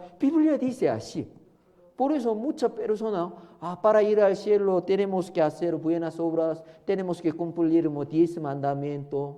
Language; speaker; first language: Spanish; non-native, learner; Korean